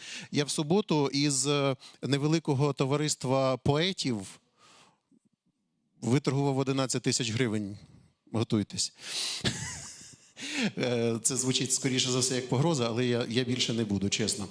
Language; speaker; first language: Ukrainian; native; Ukrainian